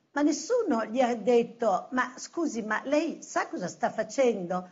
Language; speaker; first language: Italian; native; Italian